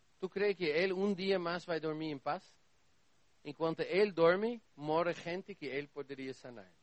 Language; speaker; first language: Spanish; non-native, learner; Portuguese